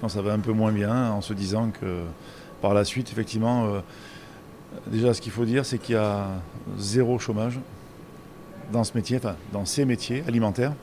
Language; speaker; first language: French; native; French